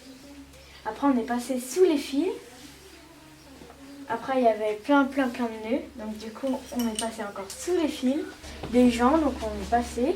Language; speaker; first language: French; native; French